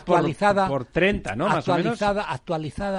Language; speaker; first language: Spanish; native; Spanish